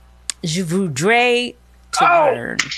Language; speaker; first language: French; non-native, learner; English